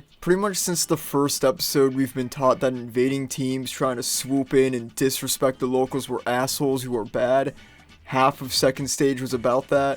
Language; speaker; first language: English; native; English